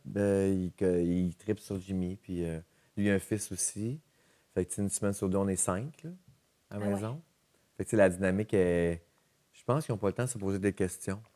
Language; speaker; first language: French; native; French